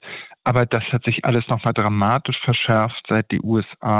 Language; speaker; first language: German; native; German